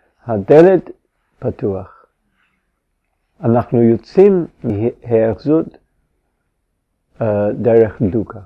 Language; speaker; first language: Hebrew; non-native, fluent; English